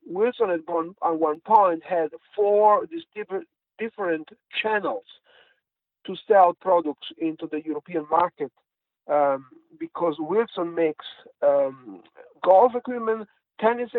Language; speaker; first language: English; non-native, fluent; Italian